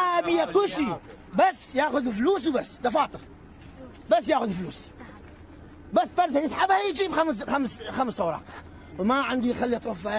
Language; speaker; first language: Arabic; native; Arabic